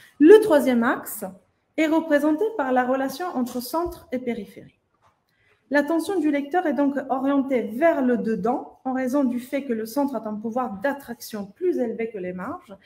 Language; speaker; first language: French; non-native, fluent; Italian